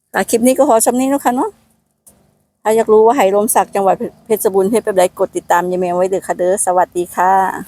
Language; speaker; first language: Thai; native; Thai